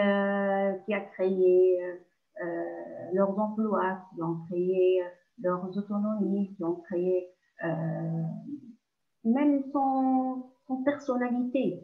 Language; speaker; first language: French; non-native, local second language; Arabic